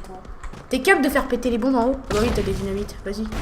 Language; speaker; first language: French; native; French